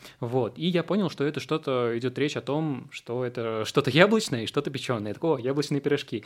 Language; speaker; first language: Russian; early bilingual, other home language; Uzbek